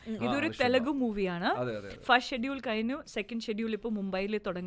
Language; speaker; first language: Malayalam; non-native, local second language; Hindi